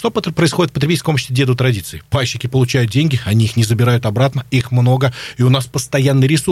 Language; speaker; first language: Russian; native; Russian